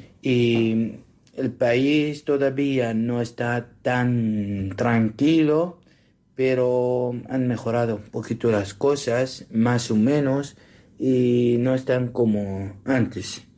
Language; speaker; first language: Spanish; non-native, learner; Assyrian Neo-Aramaic